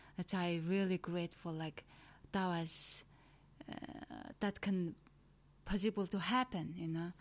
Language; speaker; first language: English; non-native, learner; Mongolian